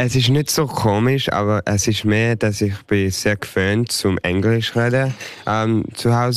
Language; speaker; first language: German; early bilingual, heritage; English